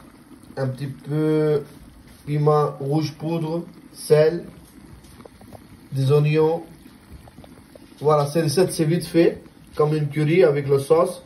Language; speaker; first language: French; non-native, learner; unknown